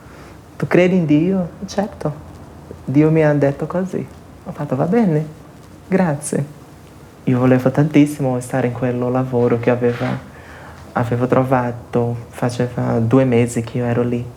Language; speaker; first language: Italian; non-native, fluent; Portuguese